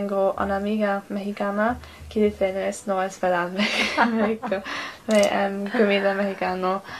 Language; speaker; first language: Spanish; non-native, learner; English